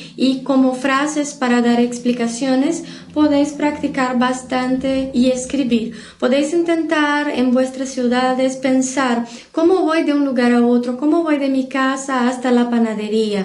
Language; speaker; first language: Spanish; non-native, fluent; Portuguese